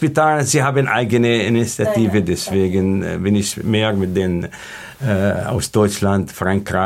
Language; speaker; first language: German; non-native, learner; Arabic